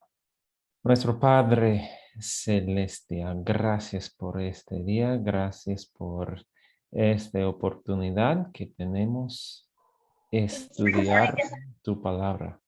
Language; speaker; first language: Spanish; non-native, fluent; English